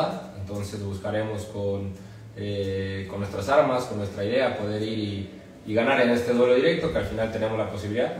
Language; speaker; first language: Spanish; native; Spanish